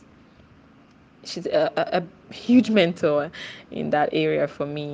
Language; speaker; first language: English; non-native, local second language; Igbo